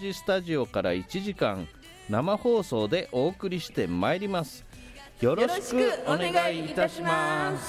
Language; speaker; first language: Japanese; native; Japanese